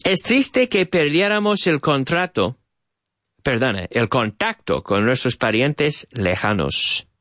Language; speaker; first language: Spanish; non-native, fluent; English